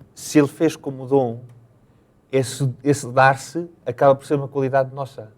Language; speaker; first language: Portuguese; native; Portuguese